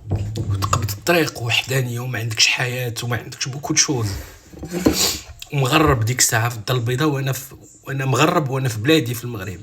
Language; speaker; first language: Arabic; native; Arabic